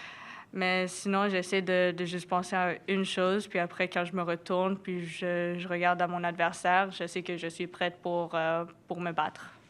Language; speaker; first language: French; non-native, local second language; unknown